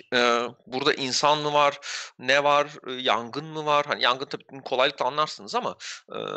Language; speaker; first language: Turkish; native; Turkish